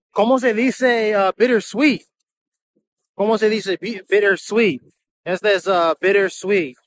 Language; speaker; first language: Spanish; non-native, learner; English